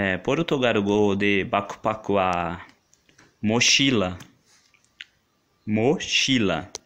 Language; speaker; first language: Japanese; non-native, learner; Portuguese